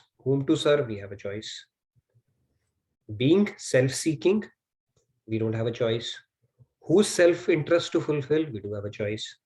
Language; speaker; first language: English; non-native, local second language; Hindi